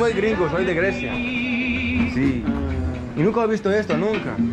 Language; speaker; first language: Spanish; non-native, learner; Greek